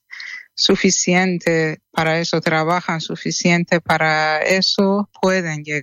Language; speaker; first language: Spanish; non-native, learner; Persian